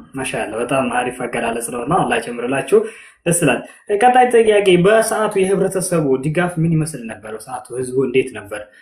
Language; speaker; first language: Amharic; non-native, local second language; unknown